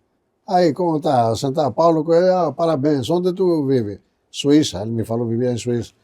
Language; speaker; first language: Portuguese; non-native, fluent; Greek